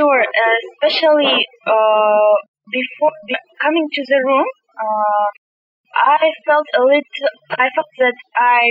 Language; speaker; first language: English; non-native, fluent; Kazakh